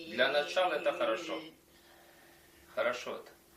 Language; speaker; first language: Russian; non-native, local second language; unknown